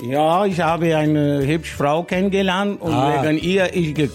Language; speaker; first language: German; non-native, learner; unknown